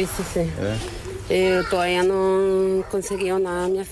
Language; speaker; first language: Portuguese; non-native, learner; Spanish